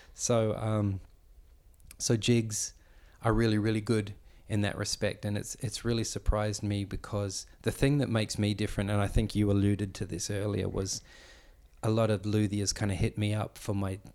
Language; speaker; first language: English; native; English